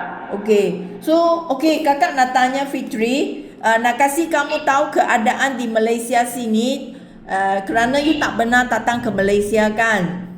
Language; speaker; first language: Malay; non-native, local second language; Chinese